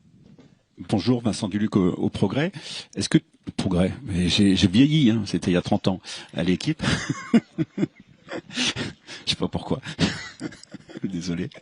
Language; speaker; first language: French; native; French